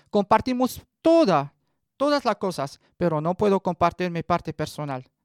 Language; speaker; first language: Spanish; non-native, learner; Arabic